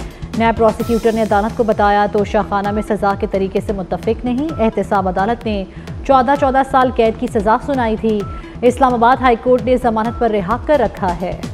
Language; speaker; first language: Urdu; native; Urdu